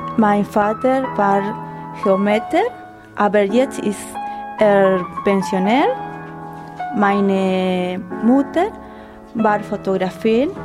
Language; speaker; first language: German; non-native, learner; Spanish